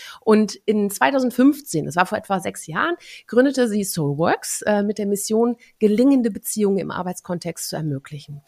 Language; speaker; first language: German; native; German